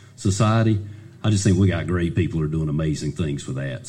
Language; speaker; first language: English; native; English